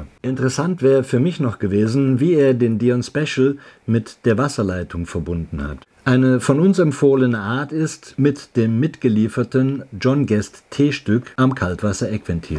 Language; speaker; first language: German; native; German